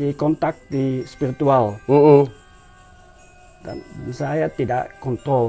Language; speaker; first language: Indonesian; non-native, learner; Dutch